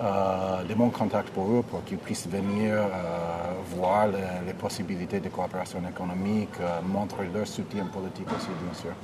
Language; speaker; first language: French; non-native, fluent; English